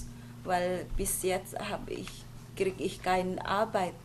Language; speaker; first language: German; non-native, learner; Indonesian